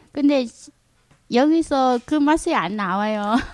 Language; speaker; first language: Korean; non-native, learner; Vietnamese